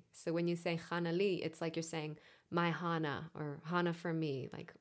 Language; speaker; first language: English; non-native, fluent; Hebrew